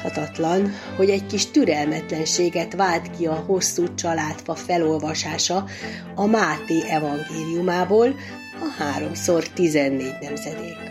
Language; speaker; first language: Hungarian; native; Hungarian